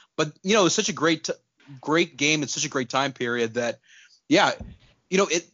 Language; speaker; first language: English; non-native, local second language; Urdu